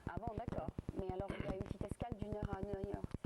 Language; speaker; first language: French; native; French